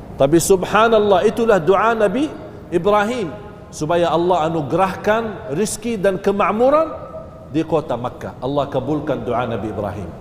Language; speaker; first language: Malay; non-native, fluent; Arabic